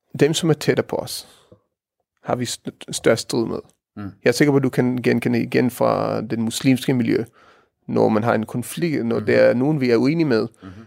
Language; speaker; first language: Danish; early bilingual, heritage; Danish